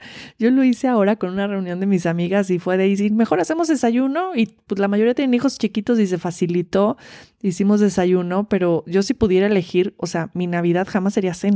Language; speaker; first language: Spanish; native; Spanish